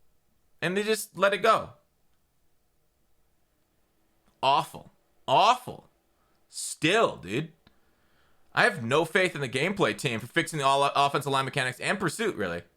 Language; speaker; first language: English; native; English